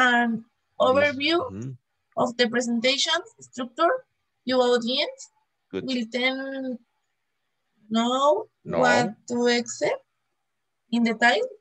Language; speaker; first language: English; non-native, learner; Spanish